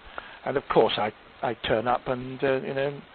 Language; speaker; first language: English; native; English